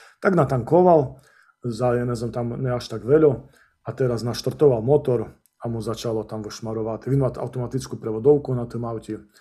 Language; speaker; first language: Slovak; non-native, local second language; Rusyn